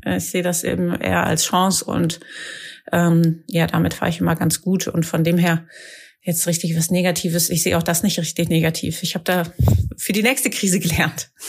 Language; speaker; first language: German; native; German